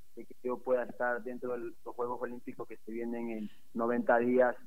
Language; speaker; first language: Spanish; native; Spanish